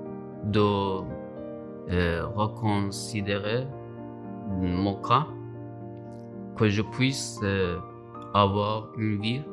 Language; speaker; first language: French; non-native, learner; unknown